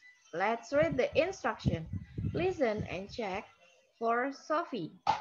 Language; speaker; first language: English; non-native, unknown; Indonesian